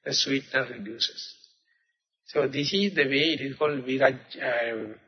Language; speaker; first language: English; non-native, local second language; Sinhala